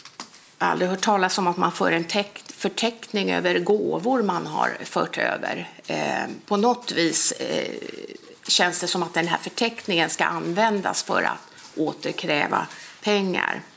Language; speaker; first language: Swedish; native; Swedish